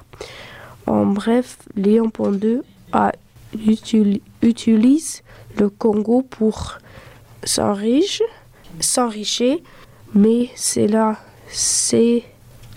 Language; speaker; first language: French; non-native, local second language; Dutch